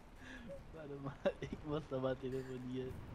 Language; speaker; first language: German; native; German